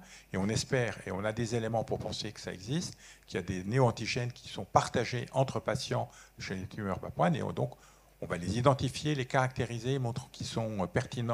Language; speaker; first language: French; native; French